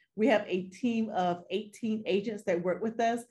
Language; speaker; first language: English; native; English